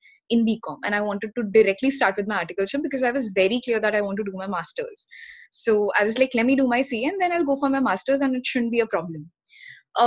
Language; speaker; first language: English; non-native, local second language; Hindi